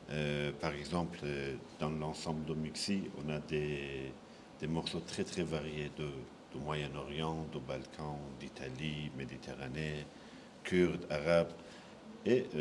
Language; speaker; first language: French; non-native, fluent; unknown